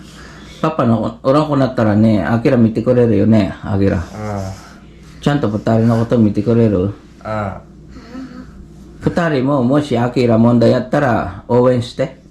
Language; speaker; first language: Japanese; non-native, fluent; Filipino